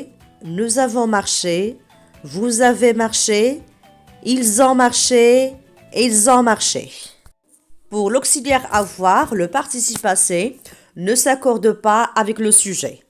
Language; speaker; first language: French; non-native, local second language; Arabic